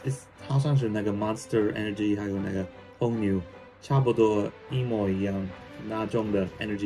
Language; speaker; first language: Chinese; non-native, fluent; English